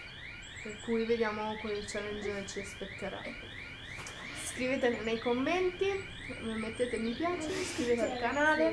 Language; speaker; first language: Italian; native; Italian